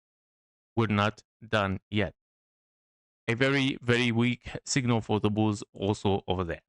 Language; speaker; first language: English; non-native, fluent; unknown